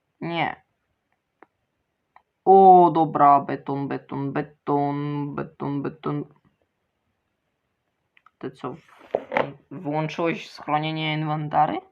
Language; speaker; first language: Polish; early bilingual, other home language; Ukrainian